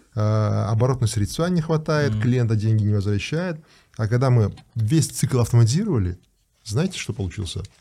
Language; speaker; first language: Russian; non-native, local second language; Uzbek